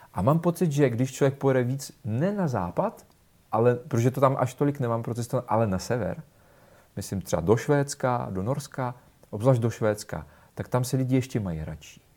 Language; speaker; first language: Czech; non-native, fluent; Russian